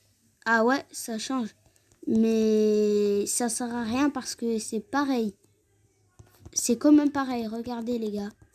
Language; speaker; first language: French; native; French